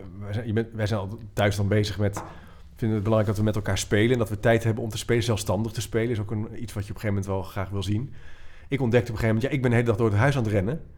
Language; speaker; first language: Dutch; native; Dutch